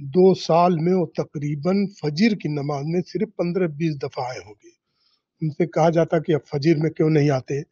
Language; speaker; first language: Hindi; native; Hindi